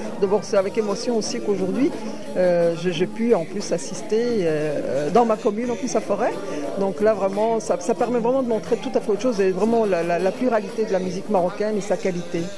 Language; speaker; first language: French; early bilingual, other home language; Arabic